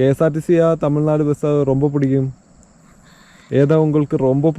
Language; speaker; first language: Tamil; non-native, learner; Malayalam